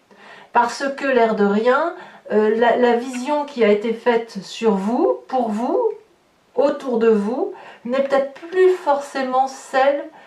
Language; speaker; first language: French; native; French